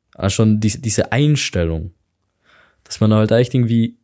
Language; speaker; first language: German; non-native, fluent; Hungarian